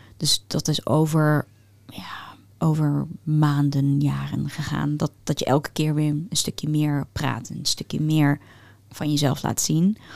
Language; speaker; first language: Dutch; early bilingual, other home language; Turkish